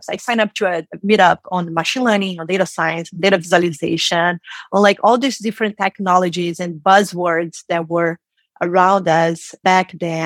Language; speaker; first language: English; non-native, fluent; Portuguese